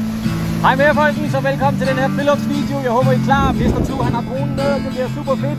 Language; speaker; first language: Danish; native; Danish